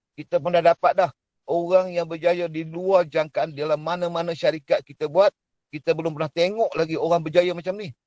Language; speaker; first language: Malay; native; Malay